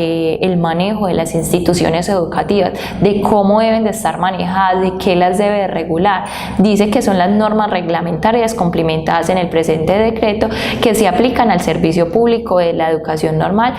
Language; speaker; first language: Spanish; native; Spanish